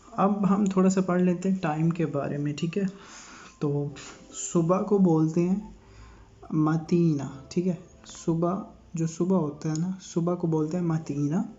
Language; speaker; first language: Urdu; native; Urdu